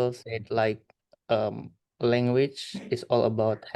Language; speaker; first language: English; non-native, learner; Indonesian